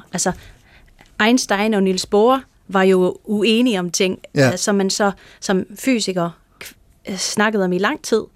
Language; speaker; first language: Danish; non-native, fluent; English